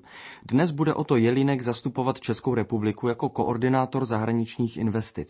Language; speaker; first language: Czech; native; Czech